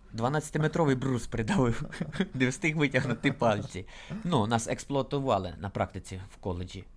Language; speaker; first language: Ukrainian; native; Ukrainian